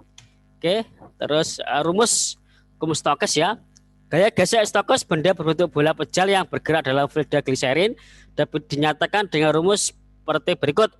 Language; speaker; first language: Indonesian; native; Indonesian